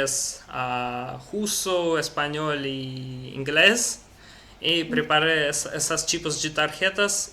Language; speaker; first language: Portuguese; non-native, learner; Russian